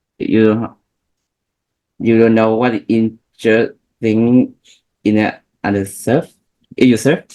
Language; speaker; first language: English; non-native, learner; Vietnamese